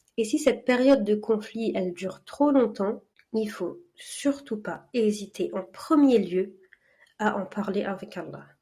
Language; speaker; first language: French; early bilingual, other home language; Arabic